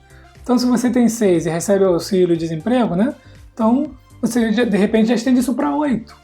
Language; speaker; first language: Portuguese; native; Portuguese